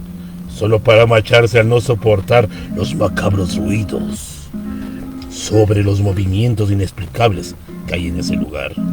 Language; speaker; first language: Spanish; native; Spanish